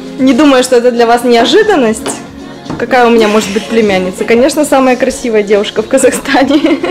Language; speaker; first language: Russian; native; Russian